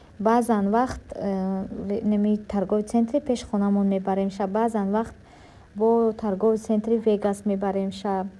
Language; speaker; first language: Tajik; native; Tajik